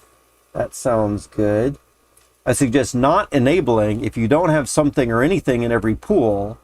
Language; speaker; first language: English; native; English